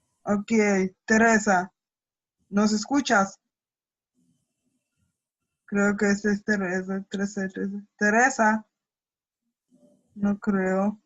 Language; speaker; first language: Spanish; non-native, learner; Russian